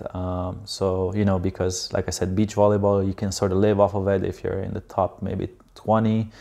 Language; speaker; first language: English; non-native, fluent; Slovenian